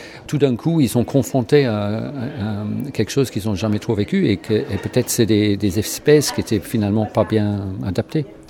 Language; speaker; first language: French; native; French